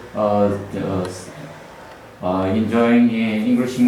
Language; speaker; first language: English; non-native, learner; Korean